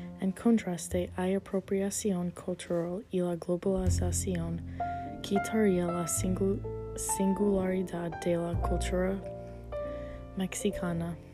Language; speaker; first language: Spanish; non-native, learner; English